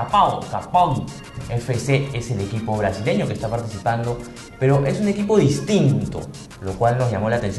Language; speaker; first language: Spanish; native; Spanish